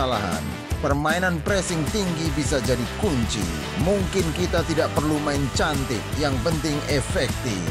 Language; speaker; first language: Indonesian; native; Indonesian